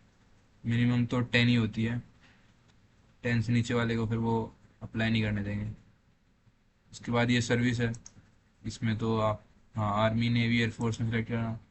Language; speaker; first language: Hindi; native; Hindi